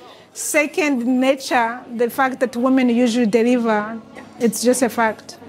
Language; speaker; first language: English; non-native, fluent; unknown